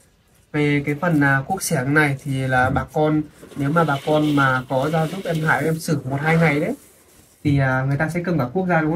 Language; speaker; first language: Vietnamese; native; Vietnamese